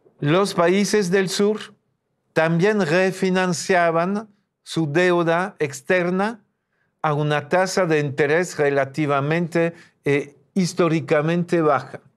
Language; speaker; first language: Spanish; non-native, fluent; French